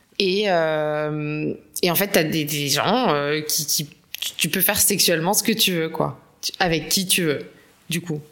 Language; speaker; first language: French; native; French